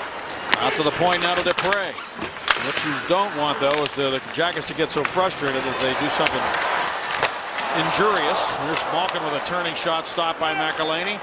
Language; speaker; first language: English; native; English